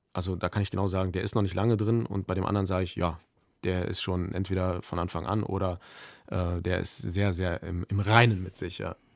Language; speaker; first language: German; native; German